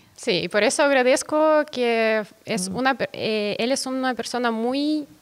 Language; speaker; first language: Spanish; non-native, fluent; Russian